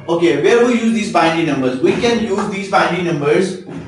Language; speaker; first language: English; non-native, local second language; Urdu